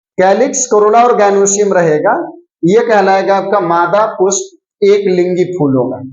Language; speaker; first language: Hindi; native; Hindi